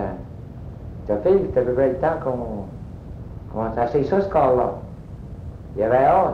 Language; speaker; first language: French; native; French